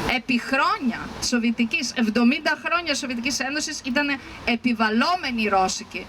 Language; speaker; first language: Greek; non-native, fluent; Ukrainian